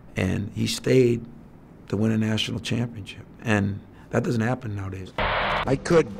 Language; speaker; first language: English; native; English